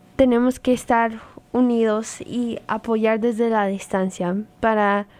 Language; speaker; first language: Spanish; native; Spanish